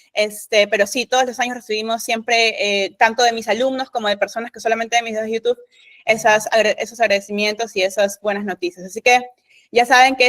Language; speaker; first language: Spanish; native; Spanish